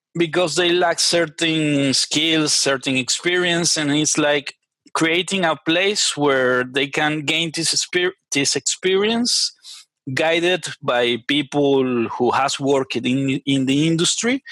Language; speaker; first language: English; non-native, fluent; Spanish